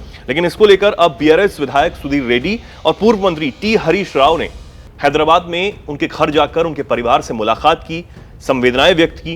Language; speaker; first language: Hindi; native; Hindi